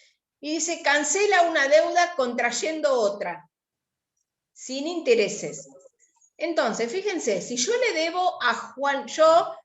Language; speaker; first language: Spanish; native; Spanish